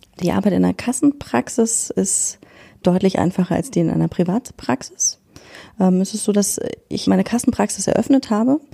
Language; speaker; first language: German; native; German